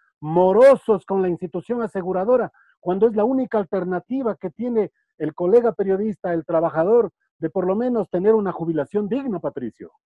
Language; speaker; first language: Spanish; native; Spanish